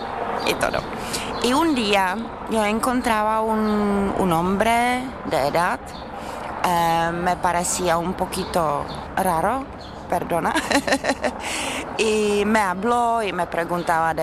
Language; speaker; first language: Spanish; non-native, fluent; Czech